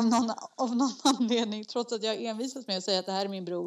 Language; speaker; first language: Swedish; native; Swedish